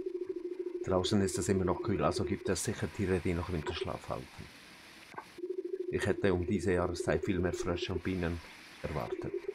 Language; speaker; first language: German; native; German